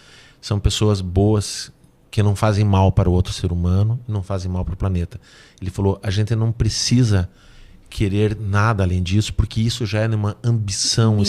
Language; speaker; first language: Portuguese; native; Portuguese